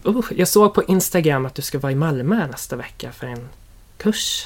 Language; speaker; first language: Swedish; native; Swedish